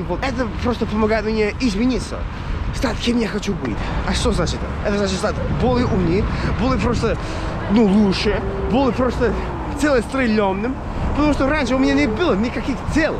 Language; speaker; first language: Russian; non-native, fluent; English